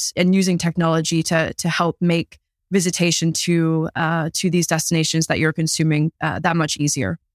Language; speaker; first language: English; native; English